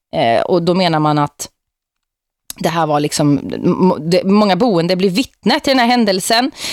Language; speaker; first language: Swedish; native; Swedish